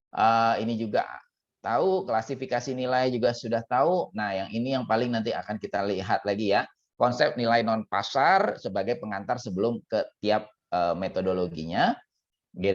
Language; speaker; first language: Indonesian; native; Indonesian